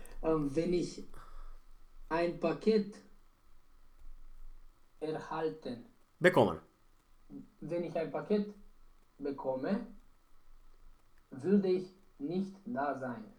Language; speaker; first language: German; non-native, learner; Romanian